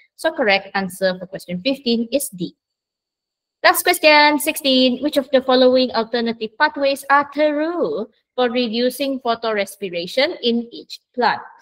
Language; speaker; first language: English; non-native, local second language; Malay